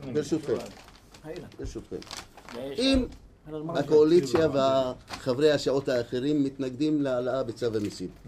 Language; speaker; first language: Hebrew; non-native, local second language; Arabic